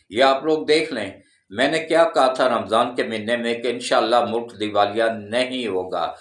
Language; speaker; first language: Urdu; non-native, local second language; Punjabi